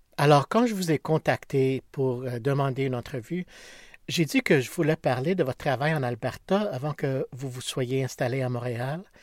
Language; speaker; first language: French; native; French